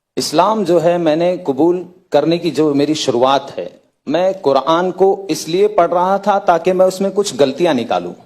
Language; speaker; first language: Hindi; native; Hindi